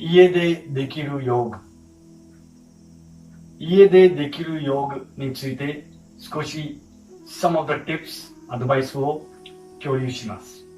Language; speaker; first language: Japanese; non-native, fluent; Hindi